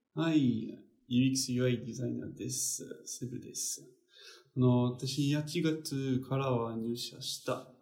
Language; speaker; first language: Japanese; non-native, learner; French